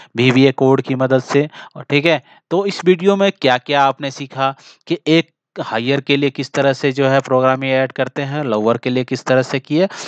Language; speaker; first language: Hindi; native; Hindi